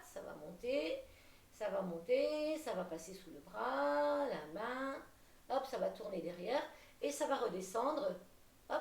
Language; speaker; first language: French; native; French